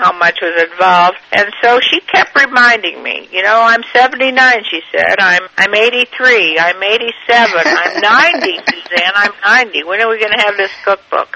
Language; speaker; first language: English; native; English